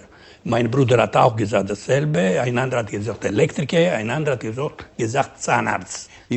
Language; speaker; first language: German; non-native, learner; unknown